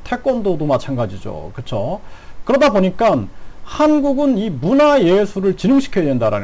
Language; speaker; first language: Korean; native; Korean